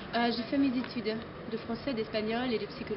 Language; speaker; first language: French; non-native, fluent; German